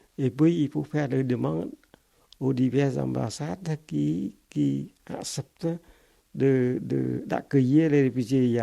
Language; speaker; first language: French; non-native, fluent; Khmer